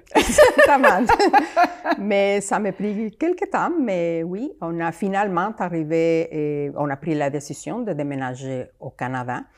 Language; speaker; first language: French; non-native, fluent; Spanish